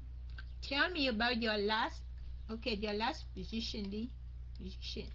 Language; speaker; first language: English; non-native, fluent; Vietnamese